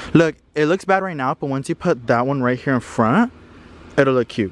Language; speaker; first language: English; early bilingual, other home language; Spanish